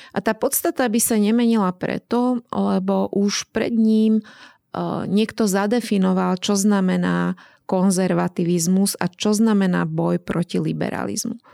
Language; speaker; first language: Slovak; native; Slovak